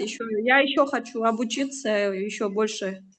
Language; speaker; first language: Russian; non-native, local second language; Kyrgyz